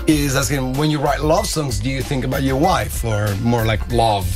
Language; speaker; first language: English; non-native, fluent; Italian